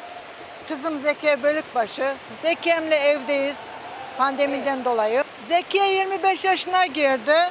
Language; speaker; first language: Turkish; native; Turkish